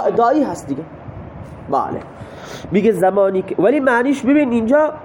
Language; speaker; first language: Persian; non-native, local second language; Baluchi